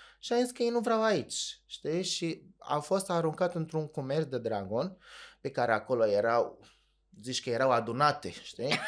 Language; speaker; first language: Romanian; non-native, fluent; Arabic